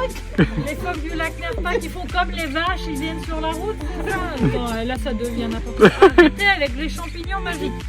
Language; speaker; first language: French; non-native, learner; Russian